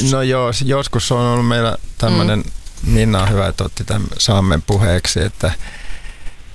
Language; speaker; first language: Finnish; native; Finnish